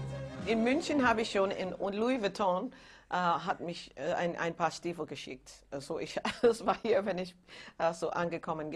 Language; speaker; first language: German; non-native, fluent; English